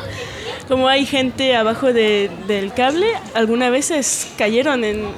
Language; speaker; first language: Spanish; non-native, fluent; French